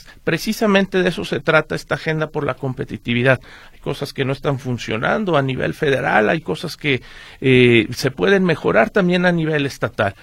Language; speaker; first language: Spanish; native; Spanish